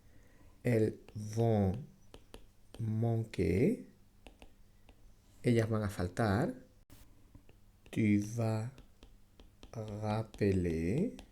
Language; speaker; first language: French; non-native, fluent; Spanish